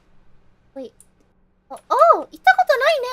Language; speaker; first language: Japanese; non-native, fluent; English